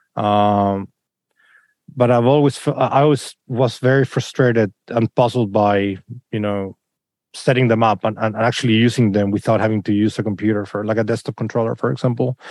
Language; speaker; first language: English; non-native, fluent; Spanish